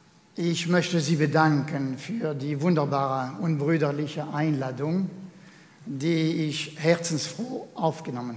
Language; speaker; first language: German; non-native, fluent; French